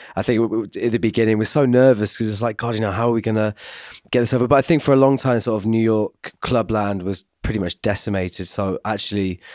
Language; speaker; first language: English; native; English